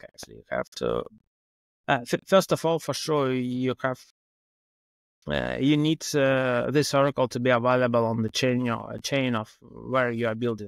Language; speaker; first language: English; non-native, fluent; Russian